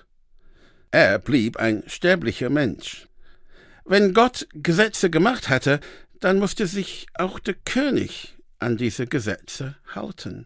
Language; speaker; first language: German; non-native, fluent; English